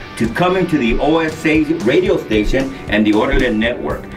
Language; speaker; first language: English; early bilingual, other home language; Spanish